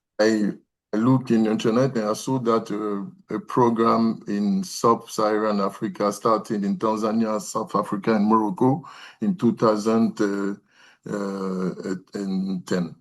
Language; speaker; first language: English; non-native, learner; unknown